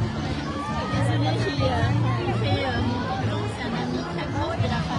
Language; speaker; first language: French; early bilingual, other home language; Vietnamese